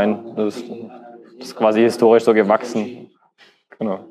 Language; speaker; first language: German; native; German